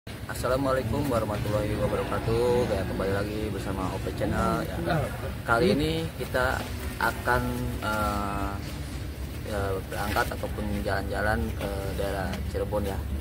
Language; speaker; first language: Indonesian; native; Indonesian